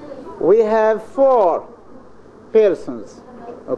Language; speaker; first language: English; non-native, fluent; Arabic